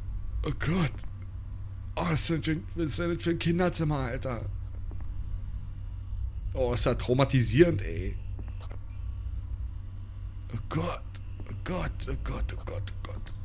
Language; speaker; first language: German; native; German